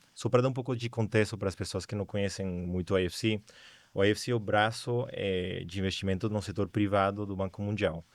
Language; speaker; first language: Portuguese; non-native, fluent; Spanish